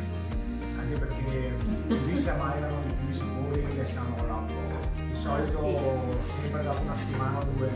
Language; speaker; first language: Italian; native; Italian